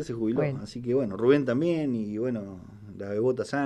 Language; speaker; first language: Spanish; native; Spanish